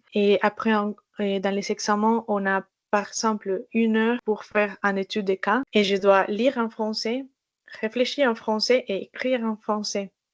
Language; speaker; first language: French; non-native, fluent; Spanish